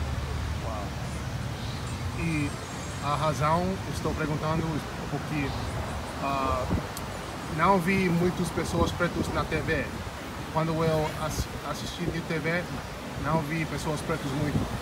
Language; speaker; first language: Portuguese; non-native, learner; English